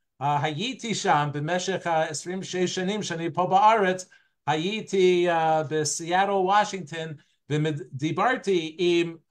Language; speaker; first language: Hebrew; non-native, fluent; English